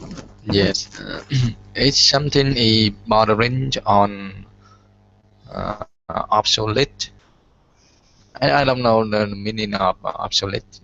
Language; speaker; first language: English; non-native, learner; Vietnamese